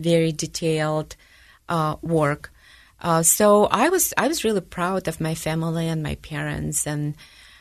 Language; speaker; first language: English; non-native, fluent; Russian